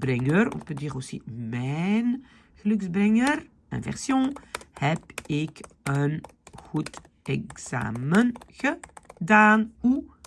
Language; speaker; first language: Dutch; non-native, fluent; French